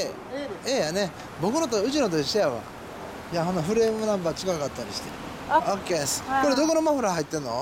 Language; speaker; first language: Japanese; native; Japanese